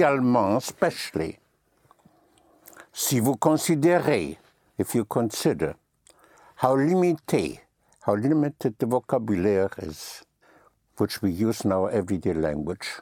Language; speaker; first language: English; non-native, fluent; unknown